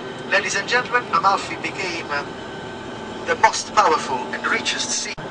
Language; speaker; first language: English; non-native, fluent; Italian